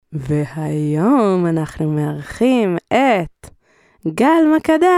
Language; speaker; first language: Hebrew; early bilingual, other home language; Spanish